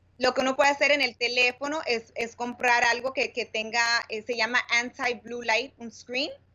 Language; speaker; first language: Spanish; early bilingual, heritage; Spanish